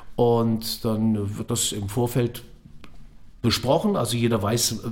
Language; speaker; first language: German; native; German